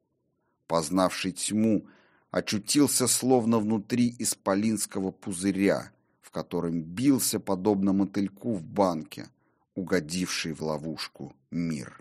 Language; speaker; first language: Russian; native; Russian